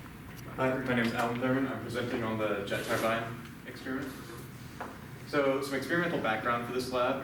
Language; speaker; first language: English; native; English